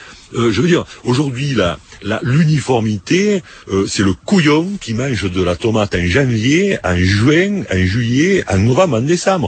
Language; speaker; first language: French; native; French